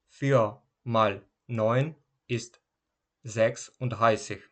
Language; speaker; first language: German; non-native, learner; Ukrainian